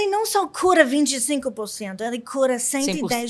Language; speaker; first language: Portuguese; non-native, learner; English